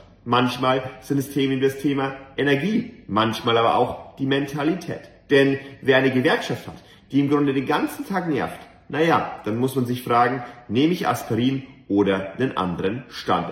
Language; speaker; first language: German; native; German